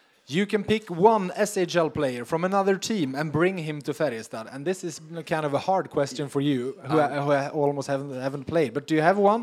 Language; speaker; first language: English; non-native, fluent; Swedish